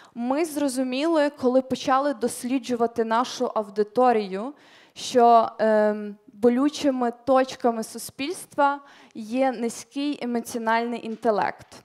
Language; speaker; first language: Ukrainian; native; Ukrainian